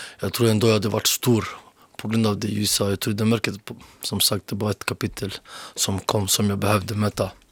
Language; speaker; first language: Swedish; early bilingual, other home language; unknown